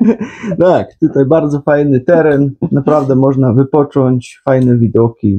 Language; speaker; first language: Polish; native; Polish